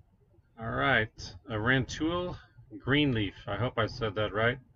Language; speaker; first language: English; native; English